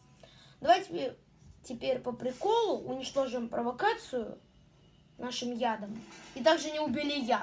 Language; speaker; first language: Russian; native; Russian